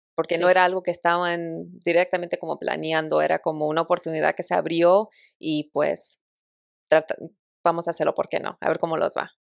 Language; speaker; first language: Spanish; early bilingual, heritage; Spanish